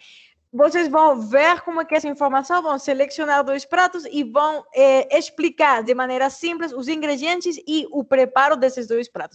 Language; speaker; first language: Portuguese; non-native, fluent; Spanish